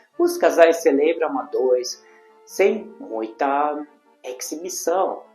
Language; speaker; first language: Portuguese; non-native, fluent; Hungarian